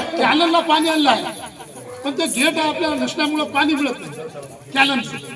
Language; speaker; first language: Marathi; non-native, local second language; Lambadi